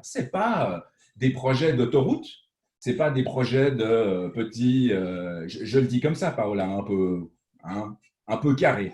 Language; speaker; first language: French; native; French